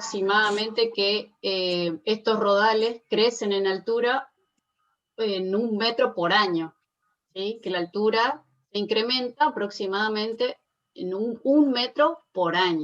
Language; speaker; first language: Spanish; native; Spanish